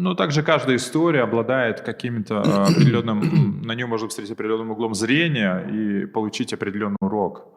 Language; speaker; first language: Russian; native; Russian